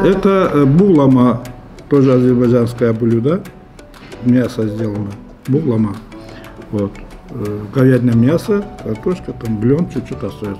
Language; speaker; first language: Russian; non-native, fluent; Azerbaijani